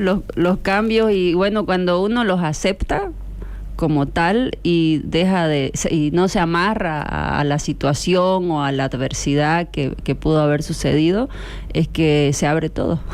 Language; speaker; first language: Spanish; native; Spanish